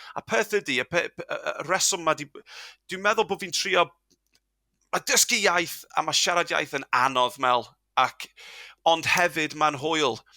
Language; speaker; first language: Welsh; non-native, local second language; English